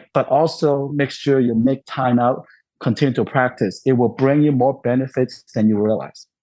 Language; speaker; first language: English; non-native, local second language; Cantonese